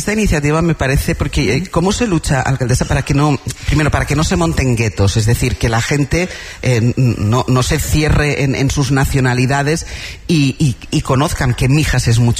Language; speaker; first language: Spanish; native; Spanish